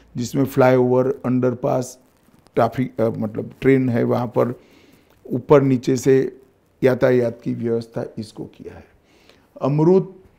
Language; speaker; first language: Hindi; non-native, local second language; Gujarati